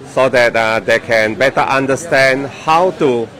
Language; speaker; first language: English; non-native, local second language; Chinese